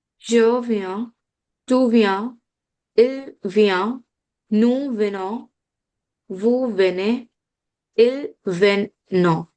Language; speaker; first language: French; non-native, learner; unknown